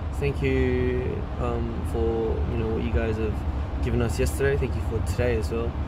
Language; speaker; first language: English; early bilingual, other home language; Korean